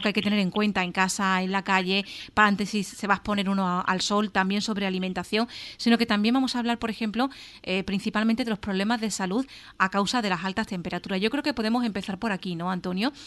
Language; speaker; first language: Spanish; native; Spanish